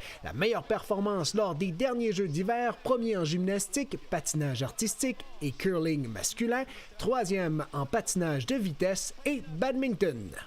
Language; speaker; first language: French; native; French